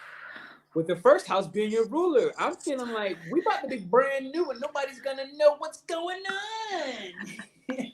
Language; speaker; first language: English; native; English